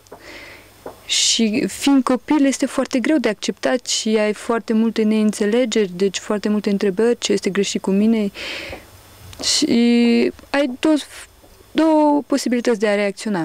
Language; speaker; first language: Romanian; early bilingual, heritage; Romanian